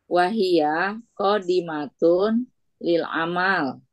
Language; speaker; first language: Arabic; non-native, learner; Indonesian